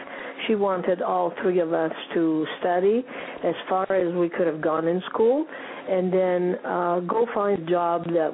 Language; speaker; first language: English; non-native, fluent; Italian